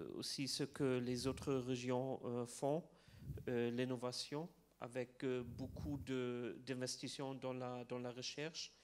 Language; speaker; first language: French; non-native, fluent; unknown